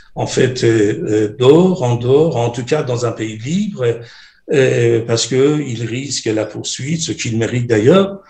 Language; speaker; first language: French; non-native, fluent; Persian